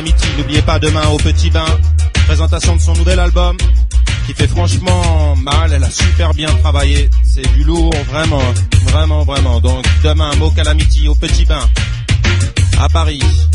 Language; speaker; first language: French; native; French